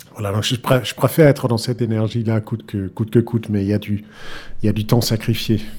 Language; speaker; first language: French; non-native, fluent; Danish